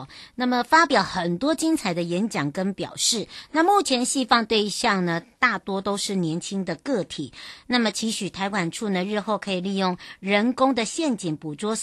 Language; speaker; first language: Chinese; native; Chinese